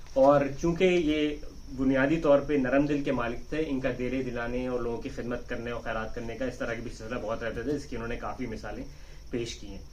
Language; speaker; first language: Urdu; native; Urdu